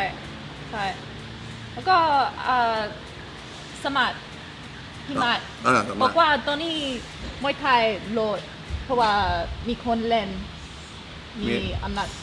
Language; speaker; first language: Thai; non-native, learner; English